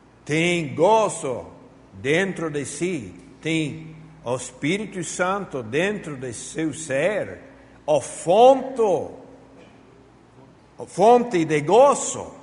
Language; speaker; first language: Portuguese; non-native, fluent; Spanish